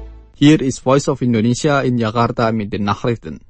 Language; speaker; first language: German; non-native, fluent; Indonesian